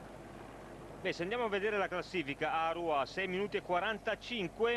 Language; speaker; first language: Italian; native; Italian